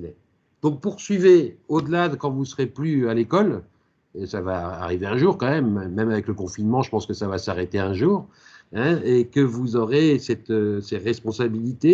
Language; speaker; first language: French; native; French